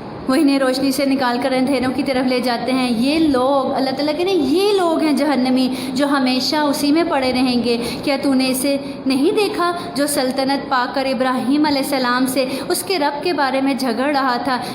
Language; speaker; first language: Urdu; native; Urdu